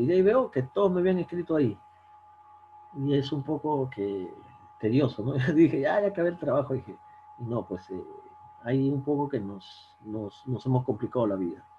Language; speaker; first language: Spanish; native; Spanish